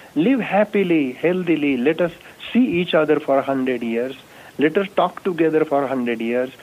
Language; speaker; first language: English; non-native, local second language; Marathi